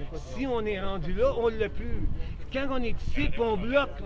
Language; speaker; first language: French; native; French